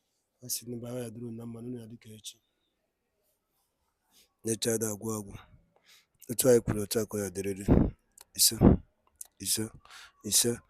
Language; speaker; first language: Igbo; native; Igbo